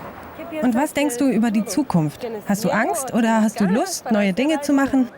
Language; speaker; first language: German; native; German